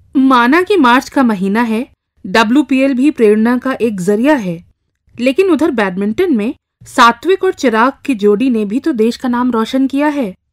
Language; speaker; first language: Hindi; native; Hindi